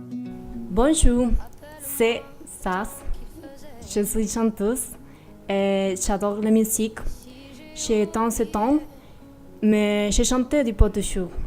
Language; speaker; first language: French; non-native, learner; Spanish